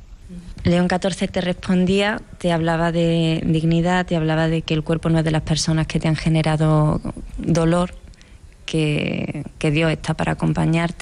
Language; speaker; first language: Spanish; native; Spanish